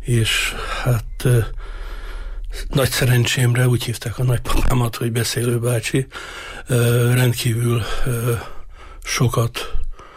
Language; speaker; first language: Hungarian; native; Hungarian